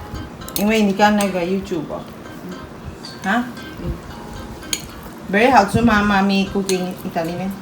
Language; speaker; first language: Chinese; non-native, learner; Filipino